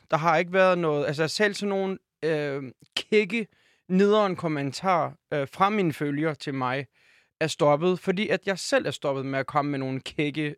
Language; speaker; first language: Danish; early bilingual, other home language; Turkish